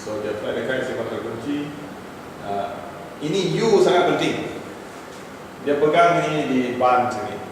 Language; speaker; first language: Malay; non-native, local second language; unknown